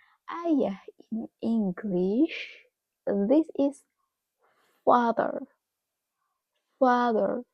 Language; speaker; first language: English; non-native, fluent; Indonesian